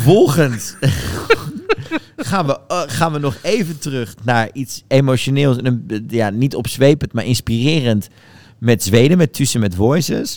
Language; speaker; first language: Dutch; native; Dutch